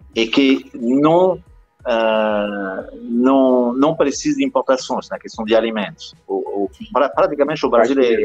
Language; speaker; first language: Portuguese; non-native, fluent; French